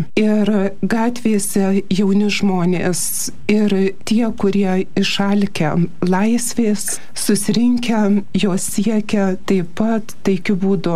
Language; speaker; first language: Lithuanian; native; Lithuanian